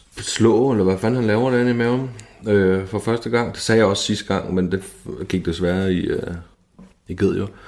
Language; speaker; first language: Danish; native; Danish